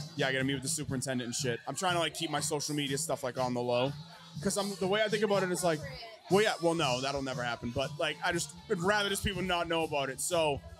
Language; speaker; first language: English; native; English